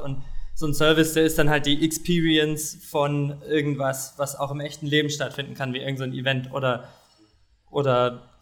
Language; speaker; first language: German; native; German